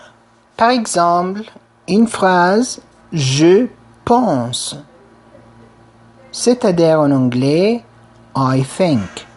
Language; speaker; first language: French; non-native, fluent; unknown